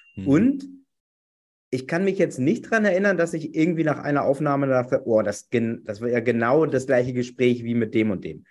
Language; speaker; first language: German; native; German